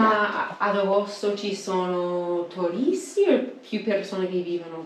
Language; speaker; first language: Italian; non-native, learner; English